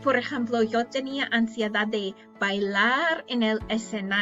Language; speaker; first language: Spanish; non-native, fluent; English